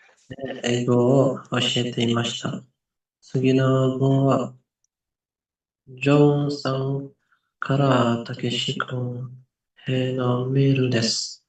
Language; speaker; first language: Japanese; non-native, learner; Indonesian